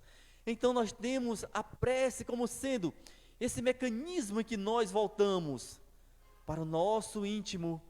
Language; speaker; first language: Portuguese; native; Portuguese